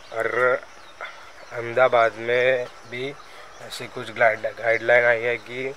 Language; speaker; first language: Hindi; non-native, local second language; Gujarati